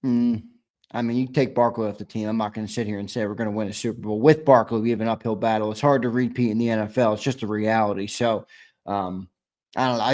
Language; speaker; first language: English; native; English